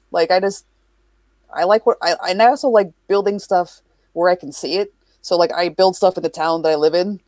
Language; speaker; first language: English; native; English